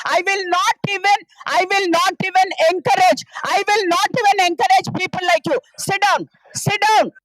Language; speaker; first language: English; non-native, local second language; Telugu